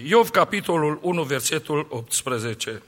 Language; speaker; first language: Romanian; native; Romanian